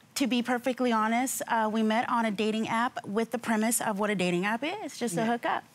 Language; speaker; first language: English; native; English